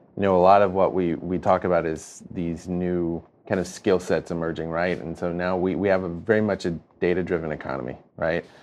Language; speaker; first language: English; native; English